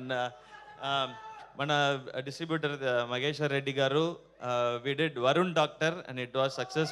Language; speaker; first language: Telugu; non-native, learner; Tamil